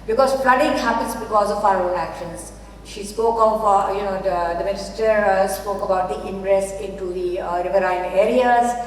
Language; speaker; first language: English; non-native, local second language; Urdu